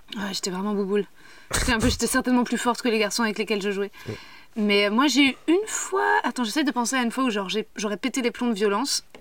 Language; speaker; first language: French; native; French